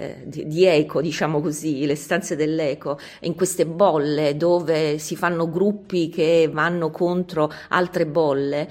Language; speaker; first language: Italian; native; Italian